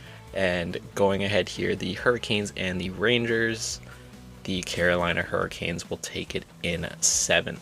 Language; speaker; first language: English; native; English